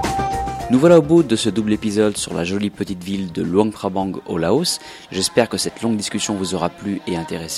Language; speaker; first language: French; native; French